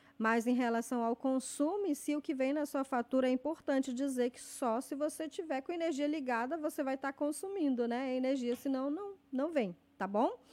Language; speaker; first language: Portuguese; native; Portuguese